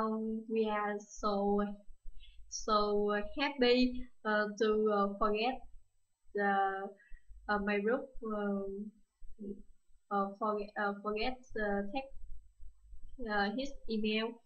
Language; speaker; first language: English; non-native, learner; Vietnamese